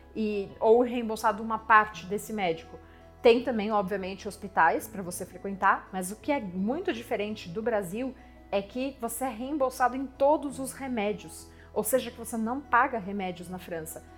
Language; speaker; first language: Portuguese; non-native, fluent; French